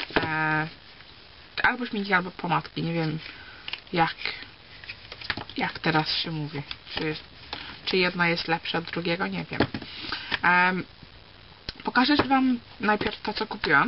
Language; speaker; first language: Polish; early bilingual, heritage; Polish